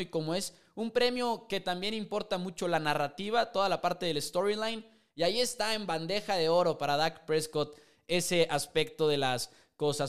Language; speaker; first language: Spanish; native; Spanish